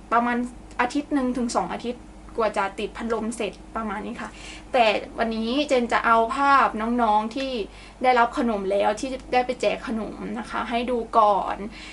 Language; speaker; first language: Thai; native; Thai